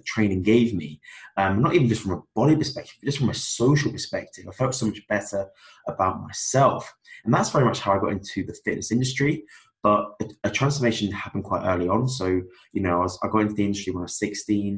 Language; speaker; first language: English; native; English